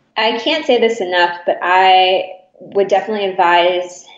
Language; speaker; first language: English; native; English